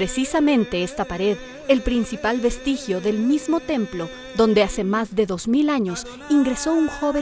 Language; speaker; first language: Spanish; native; Spanish